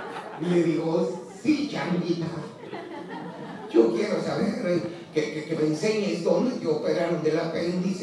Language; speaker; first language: Spanish; native; Spanish